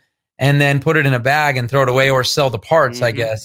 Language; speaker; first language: English; native; English